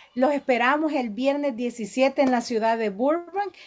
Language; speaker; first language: Spanish; native; Spanish